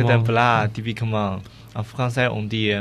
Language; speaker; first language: French; non-native, learner; Chinese